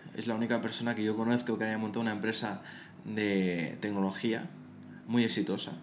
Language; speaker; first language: Spanish; native; Spanish